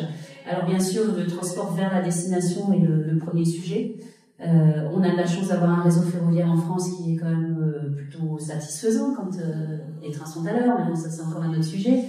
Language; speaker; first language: French; native; French